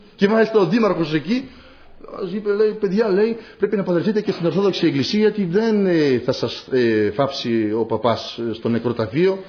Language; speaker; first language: Greek; non-native, fluent; Polish